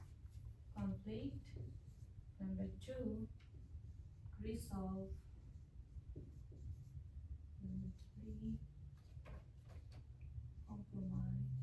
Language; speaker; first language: English; non-native, fluent; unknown